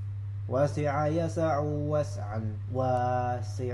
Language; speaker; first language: Arabic; non-native, fluent; Indonesian